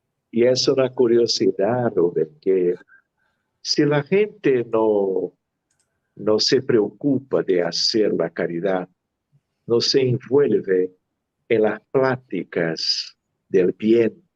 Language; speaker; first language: Spanish; non-native, fluent; Portuguese